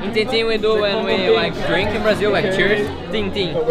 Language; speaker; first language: English; non-native, learner; Portuguese